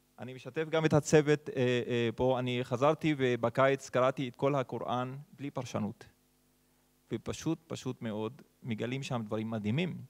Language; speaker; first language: Hebrew; non-native, local second language; Arabic